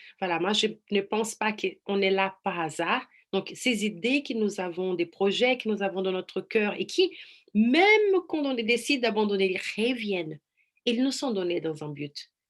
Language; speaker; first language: French; non-native, fluent; Portuguese